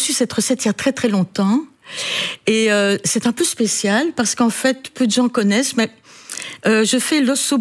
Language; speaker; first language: French; native; French